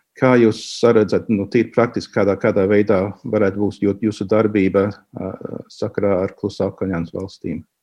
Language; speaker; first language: Latvian; native; Latvian